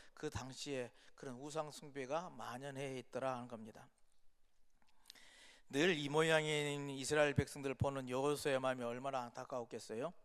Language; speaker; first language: Korean; native; Korean